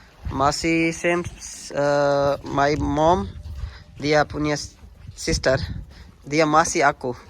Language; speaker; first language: Indonesian; non-native, learner; Urdu